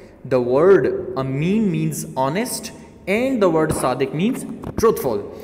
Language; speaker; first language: English; non-native, local second language; Urdu